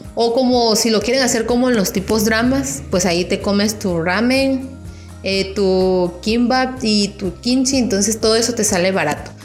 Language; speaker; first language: Spanish; native; Spanish